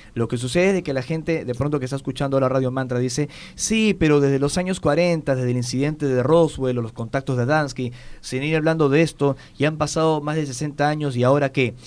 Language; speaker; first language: Spanish; native; Spanish